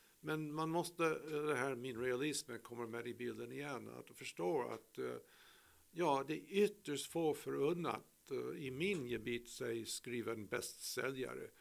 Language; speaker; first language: Swedish; non-native, fluent; English